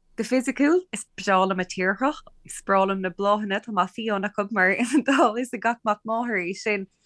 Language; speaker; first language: Irish; non-native, local second language; English